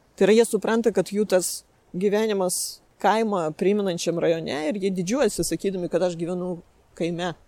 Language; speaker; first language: Lithuanian; non-native, local second language; Russian